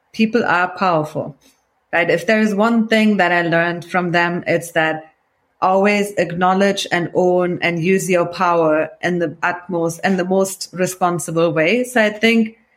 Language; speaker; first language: English; non-native, fluent; German